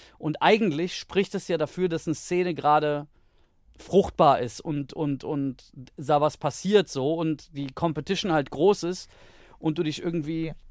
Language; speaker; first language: German; early bilingual, heritage; Greek